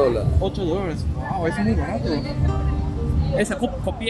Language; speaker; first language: Spanish; non-native, learner; Japanese